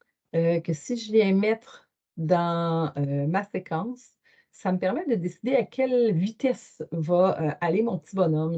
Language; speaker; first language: French; native; French